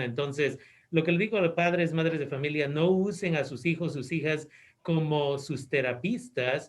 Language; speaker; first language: Spanish; native; Spanish